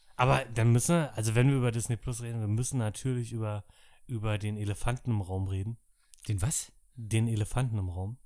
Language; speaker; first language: German; native; German